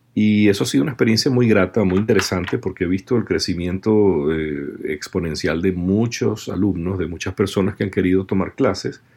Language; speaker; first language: Spanish; native; Spanish